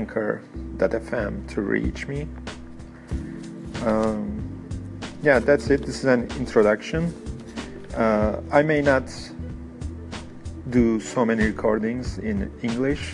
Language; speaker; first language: English; non-native, fluent; Turkish